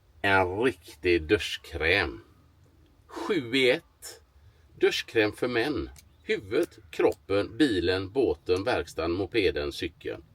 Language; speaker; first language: Swedish; native; Swedish